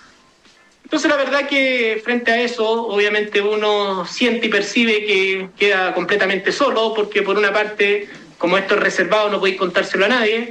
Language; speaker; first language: Spanish; native; Spanish